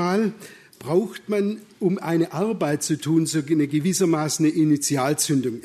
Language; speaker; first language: German; native; German